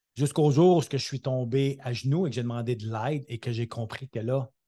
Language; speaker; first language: French; native; French